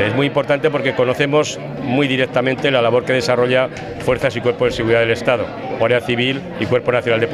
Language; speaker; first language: Spanish; native; Spanish